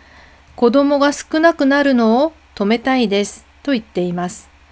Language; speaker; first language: Japanese; non-native, fluent; Korean